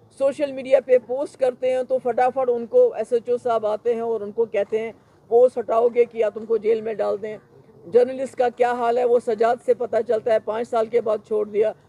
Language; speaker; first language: Urdu; non-native, local second language; Kashmiri